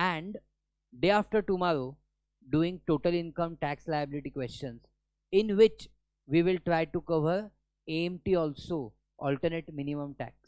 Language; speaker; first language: English; non-native, local second language; Hindi